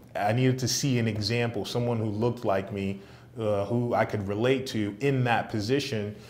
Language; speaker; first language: English; native; English